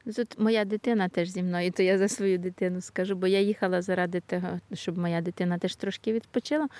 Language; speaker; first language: Ukrainian; native; Ukrainian